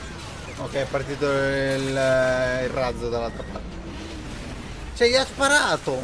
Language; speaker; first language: Italian; native; Italian